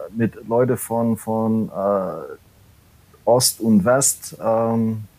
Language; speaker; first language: German; non-native, fluent; English